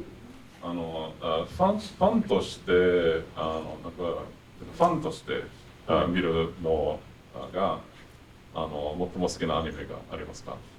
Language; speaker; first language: Japanese; non-native, fluent; English